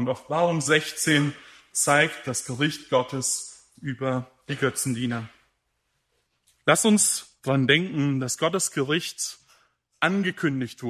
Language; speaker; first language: German; native; German